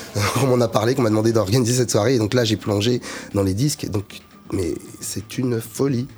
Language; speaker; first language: French; native; French